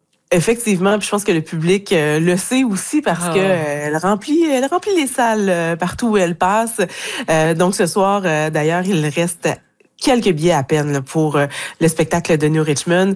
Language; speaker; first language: French; native; French